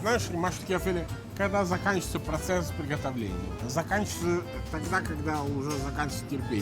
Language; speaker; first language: Russian; non-native, fluent; Italian